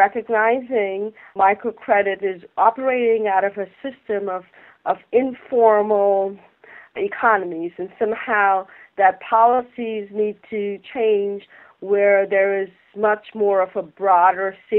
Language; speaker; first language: English; non-native, local second language; Bangla